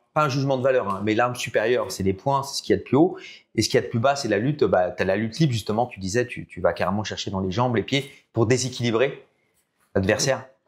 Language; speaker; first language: French; native; French